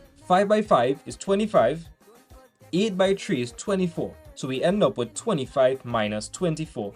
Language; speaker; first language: English; native; English